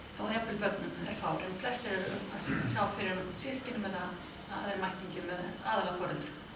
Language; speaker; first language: Icelandic; native; Icelandic